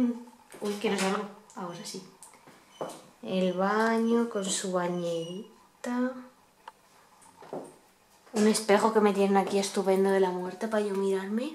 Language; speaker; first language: Spanish; native; Spanish